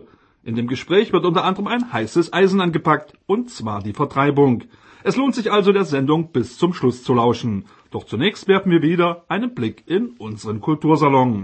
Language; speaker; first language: German; native; German